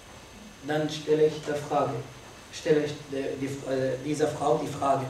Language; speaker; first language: German; non-native, fluent; Arabic